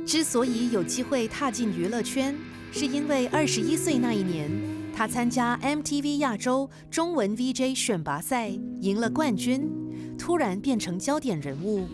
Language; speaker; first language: Chinese; native; Chinese